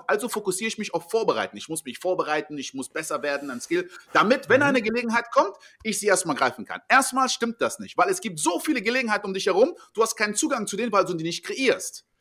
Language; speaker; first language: German; non-native, fluent; French